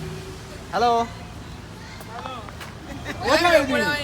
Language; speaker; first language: English; non-native, learner; Turkish